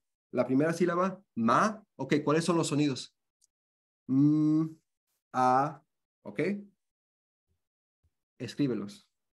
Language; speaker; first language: Spanish; early bilingual, heritage; Spanish